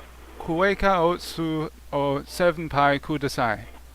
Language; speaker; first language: Japanese; non-native, learner; English